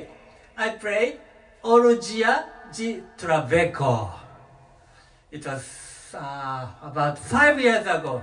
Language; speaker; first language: English; non-native, learner; Japanese